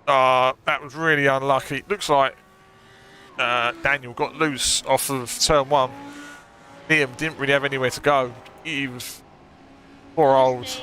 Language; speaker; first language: English; native; English